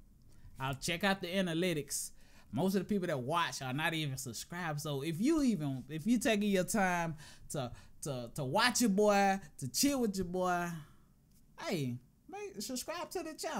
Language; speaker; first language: English; native; English